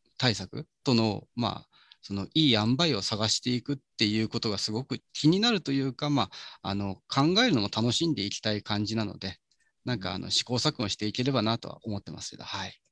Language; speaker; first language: Japanese; native; Japanese